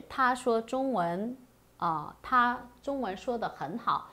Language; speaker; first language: Chinese; non-native, fluent; Korean